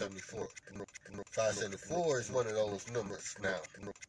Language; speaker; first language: English; native; English